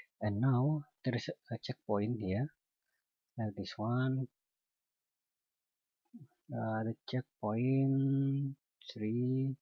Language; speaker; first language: English; non-native, learner; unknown